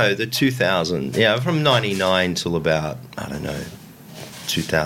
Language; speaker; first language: English; native; English